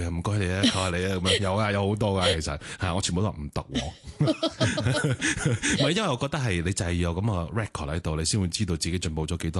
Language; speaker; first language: Cantonese; native; Cantonese